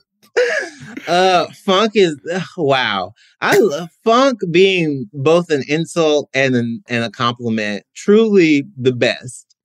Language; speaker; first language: English; native; English